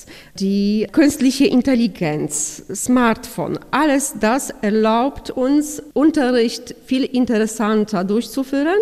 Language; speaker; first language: German; non-native, fluent; Polish